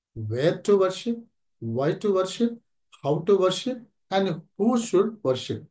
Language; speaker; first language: English; non-native, local second language; Telugu